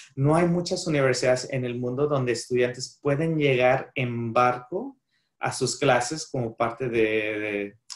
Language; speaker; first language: Spanish; native; Spanish